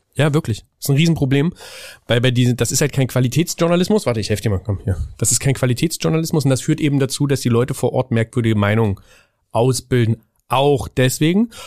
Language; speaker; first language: German; native; German